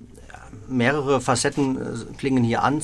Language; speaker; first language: German; native; German